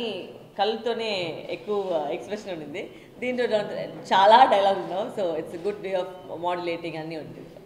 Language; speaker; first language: Telugu; non-native, learner; Tamil